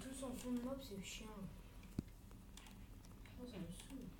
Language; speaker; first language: French; native; French